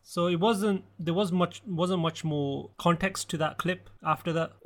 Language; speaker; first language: English; early bilingual, other home language; Punjabi